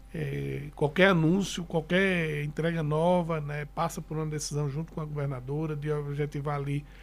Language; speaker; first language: Portuguese; native; Portuguese